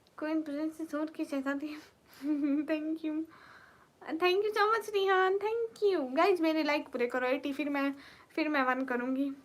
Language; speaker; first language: Urdu; non-native, local second language; Punjabi